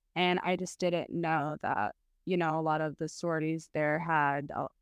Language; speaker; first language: English; early bilingual, other home language; Arabic